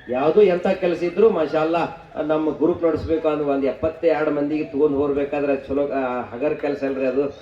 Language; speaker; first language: Kannada; native; Kannada